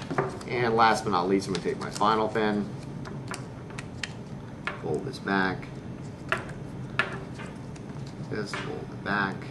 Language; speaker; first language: English; native; English